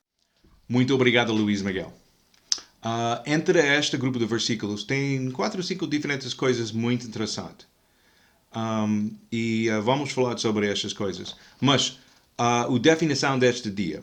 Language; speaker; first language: Portuguese; non-native, fluent; English